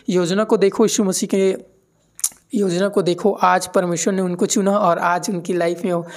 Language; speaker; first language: Hindi; native; Hindi